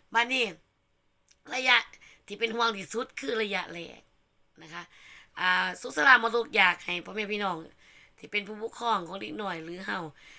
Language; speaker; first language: Thai; native; Thai